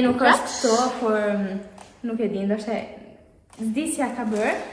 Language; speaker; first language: Albanian; early bilingual, heritage; Albanian